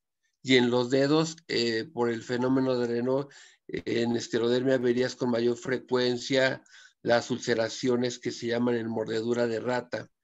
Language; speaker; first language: Spanish; native; Spanish